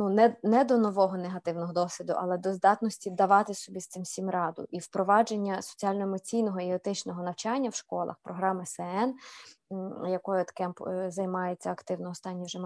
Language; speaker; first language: Ukrainian; native; Ukrainian